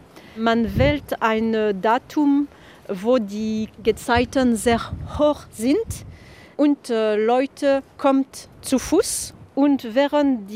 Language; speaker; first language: German; non-native, fluent; French